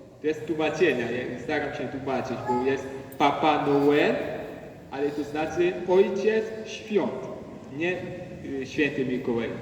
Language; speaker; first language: Polish; non-native, learner; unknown